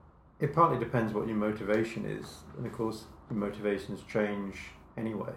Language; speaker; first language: English; native; English